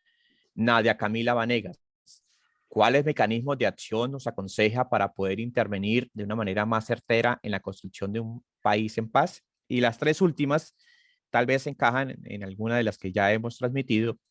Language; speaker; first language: Spanish; native; Spanish